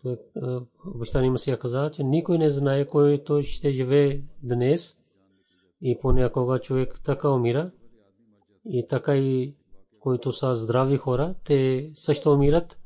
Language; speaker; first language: Bulgarian; non-native, fluent; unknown